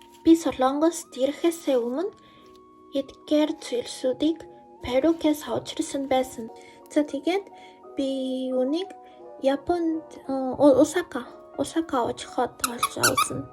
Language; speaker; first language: Mongolian; non-native, fluent; Spanish